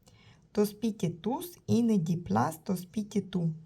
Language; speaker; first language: Greek; non-native, learner; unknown